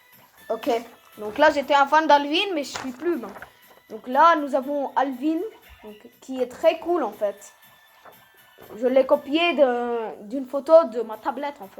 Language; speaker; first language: French; native; French